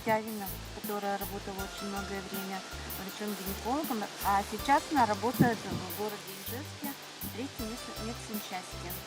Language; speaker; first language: Russian; native; Russian